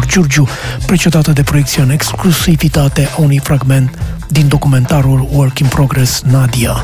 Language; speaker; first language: Romanian; native; Romanian